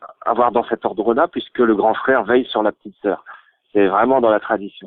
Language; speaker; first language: French; native; French